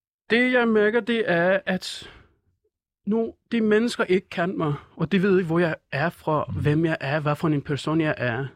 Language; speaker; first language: Danish; non-native, fluent; Persian